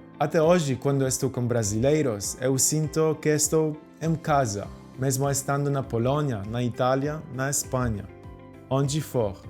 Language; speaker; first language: Portuguese; non-native, fluent; Polish